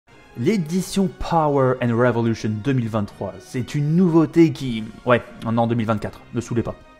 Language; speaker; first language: French; native; French